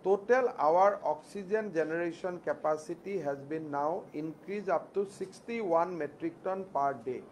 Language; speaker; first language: English; non-native, local second language; Assamese